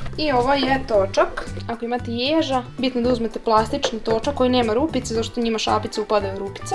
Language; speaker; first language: Serbian; early bilingual, heritage; Serbian